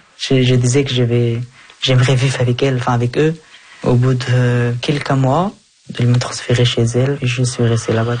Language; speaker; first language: French; early bilingual, other home language; Persian